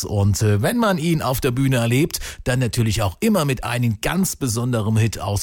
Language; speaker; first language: German; native; German